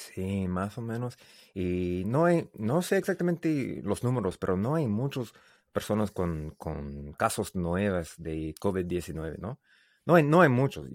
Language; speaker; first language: Spanish; non-native, learner; English